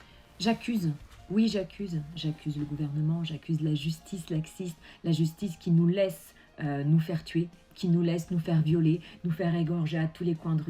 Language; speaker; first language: French; native; French